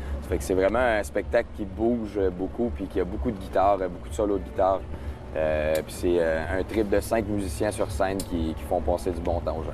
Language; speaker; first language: French; native; French